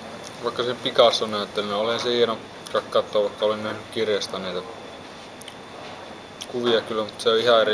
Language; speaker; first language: Finnish; native; Finnish